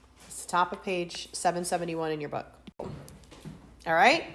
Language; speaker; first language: English; native; English